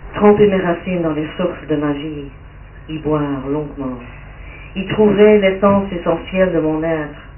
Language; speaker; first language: French; early bilingual, heritage; French